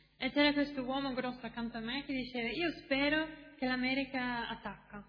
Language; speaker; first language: Italian; non-native, fluent; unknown